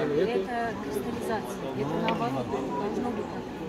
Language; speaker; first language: Russian; native; Russian